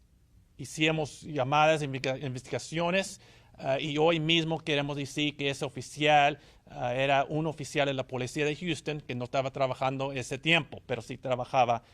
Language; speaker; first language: Spanish; early bilingual, heritage; Spanish